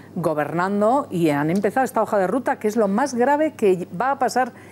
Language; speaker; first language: Spanish; native; Spanish